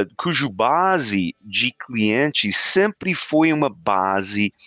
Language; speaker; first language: Portuguese; non-native, fluent; English